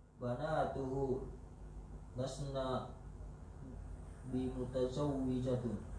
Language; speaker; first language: Arabic; non-native, learner; Indonesian